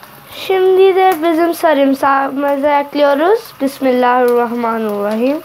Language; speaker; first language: Turkish; non-native, learner; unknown